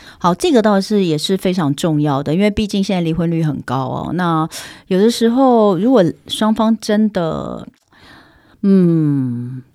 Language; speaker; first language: Chinese; native; Chinese